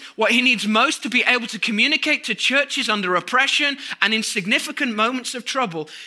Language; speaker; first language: English; native; English